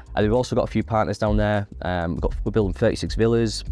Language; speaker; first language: English; native; English